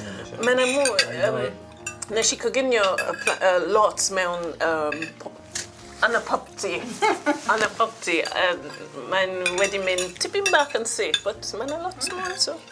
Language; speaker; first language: Welsh; non-native, learner; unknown